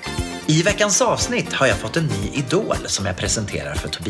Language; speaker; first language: Swedish; native; Swedish